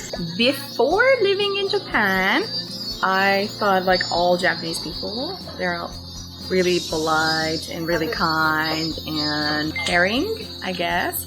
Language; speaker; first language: English; non-native, fluent; Persian